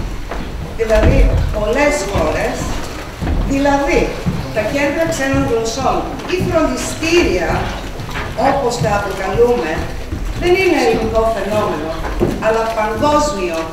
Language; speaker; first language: Greek; native; Greek